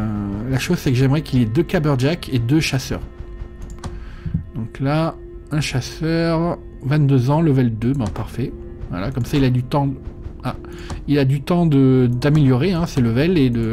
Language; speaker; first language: French; native; French